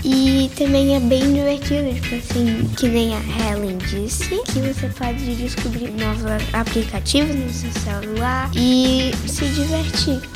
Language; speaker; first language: Portuguese; early bilingual, heritage; Portuguese